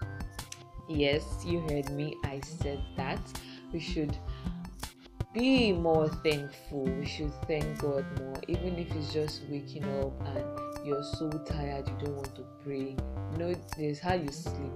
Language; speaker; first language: English; non-native, local second language; Igbo